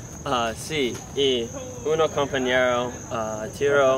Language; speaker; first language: Spanish; non-native, learner; English